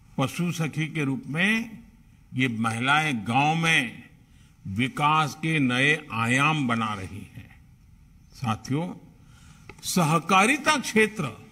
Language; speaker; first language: Hindi; non-native, local second language; Gujarati